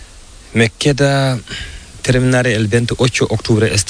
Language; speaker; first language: Spanish; non-native, learner; Fula